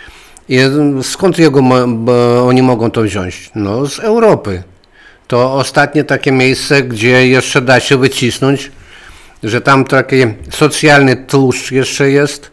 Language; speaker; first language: Polish; non-native, fluent; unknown